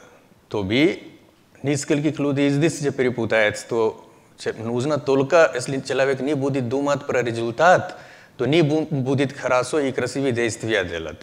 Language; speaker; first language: Russian; non-native, learner; Hindi